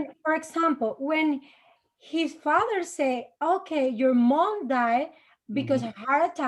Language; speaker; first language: English; non-native, learner; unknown